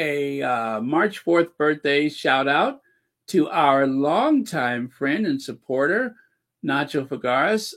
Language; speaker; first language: English; native; English